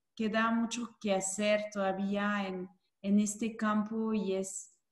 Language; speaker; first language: Spanish; non-native, fluent; French